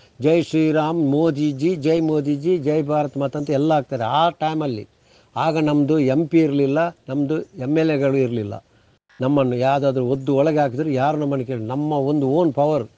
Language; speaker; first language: Kannada; non-native, local second language; Tulu